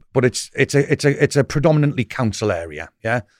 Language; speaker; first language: English; native; English